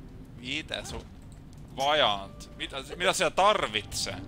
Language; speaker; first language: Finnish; non-native, learner; Estonian